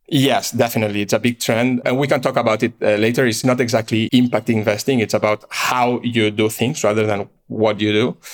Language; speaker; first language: English; non-native, fluent; Catalan